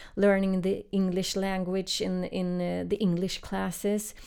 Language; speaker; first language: English; non-native, fluent; Swedish